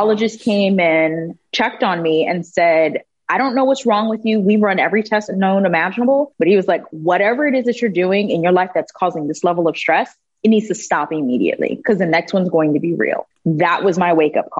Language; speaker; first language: English; native; English